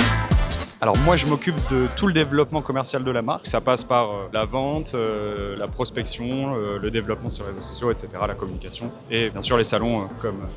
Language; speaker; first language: French; native; French